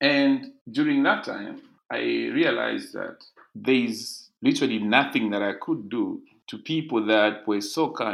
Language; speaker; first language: English; non-native, local second language; Bemba